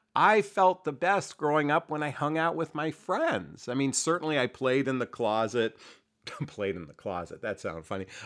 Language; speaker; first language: English; native; English